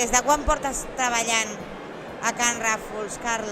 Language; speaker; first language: Catalan; native; Catalan